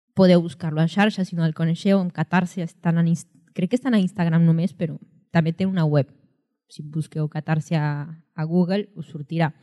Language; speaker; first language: Catalan; non-native, fluent; Spanish